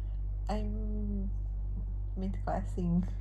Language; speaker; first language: English; non-native, local second language; Indonesian